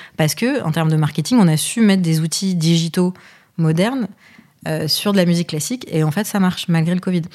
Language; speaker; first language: French; early bilingual, other home language; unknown